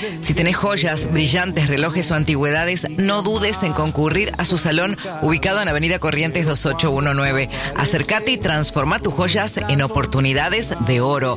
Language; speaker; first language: Spanish; native; Spanish